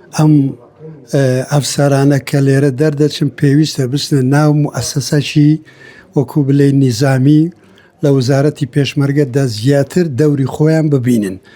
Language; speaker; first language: Central Kurdish; non-native, local second language; Kurdish